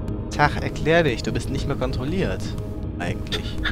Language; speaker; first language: German; native; German